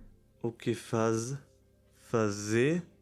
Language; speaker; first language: Portuguese; non-native, learner; German